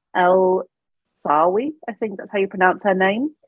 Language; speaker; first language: English; native; English